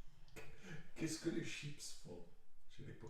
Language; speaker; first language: French; native; French